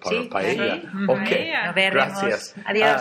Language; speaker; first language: Spanish; non-native, learner; English